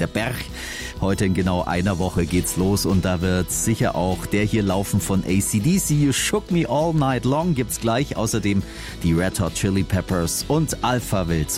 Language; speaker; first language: German; native; German